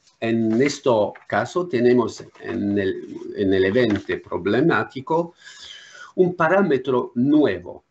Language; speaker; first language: Spanish; non-native, learner; French